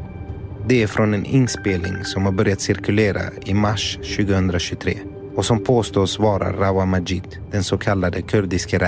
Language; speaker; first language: Swedish; native; Swedish